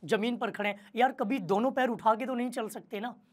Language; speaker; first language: Hindi; native; Hindi